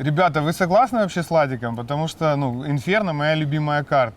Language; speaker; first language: Russian; native; Russian